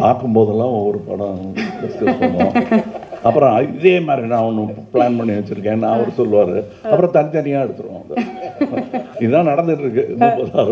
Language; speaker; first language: Tamil; native; Tamil